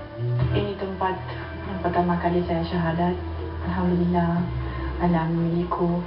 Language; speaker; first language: Indonesian; non-native, learner; German